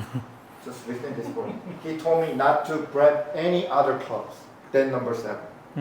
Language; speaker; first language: English; non-native, fluent; Korean